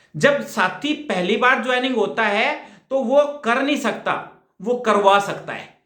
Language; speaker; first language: Hindi; native; Hindi